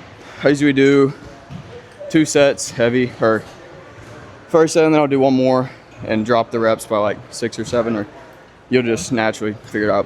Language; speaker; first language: English; native; English